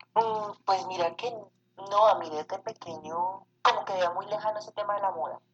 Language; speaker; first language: Spanish; native; Spanish